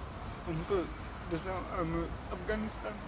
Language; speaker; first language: French; non-native, learner; Romanian